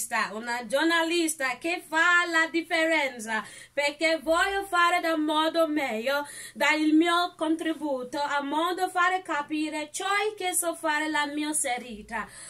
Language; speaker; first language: Italian; non-native, learner; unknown